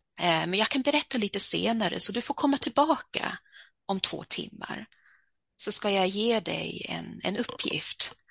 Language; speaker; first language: Swedish; early bilingual, heritage; Swedish